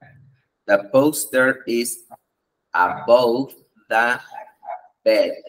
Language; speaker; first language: English; non-native, fluent; Spanish